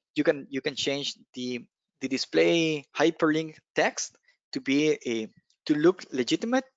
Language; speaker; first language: English; non-native, fluent; Spanish